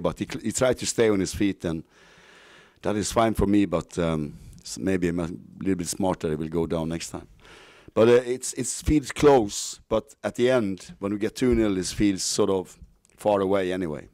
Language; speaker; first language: English; non-native, fluent; Norwegian